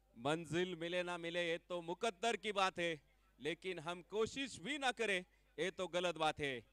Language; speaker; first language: Hindi; non-native, local second language; Marathi